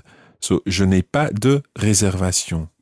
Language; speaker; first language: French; non-native, fluent; English